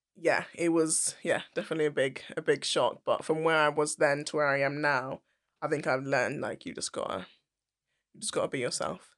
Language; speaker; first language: English; native; English